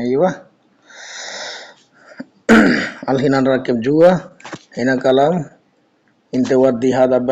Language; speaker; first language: Arabic; non-native, learner; Bangla